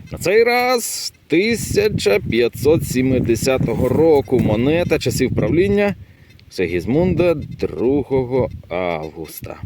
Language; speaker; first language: Ukrainian; native; Ukrainian